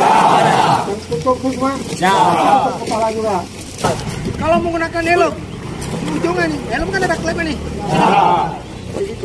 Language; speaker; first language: Indonesian; native; Indonesian